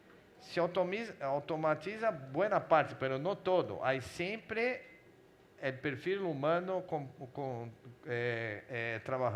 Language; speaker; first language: Spanish; non-native, fluent; Portuguese